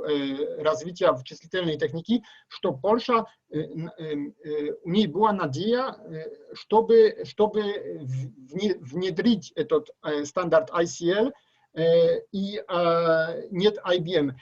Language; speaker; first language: Russian; non-native, learner; Polish